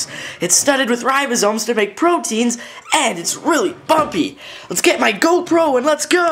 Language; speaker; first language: English; native; English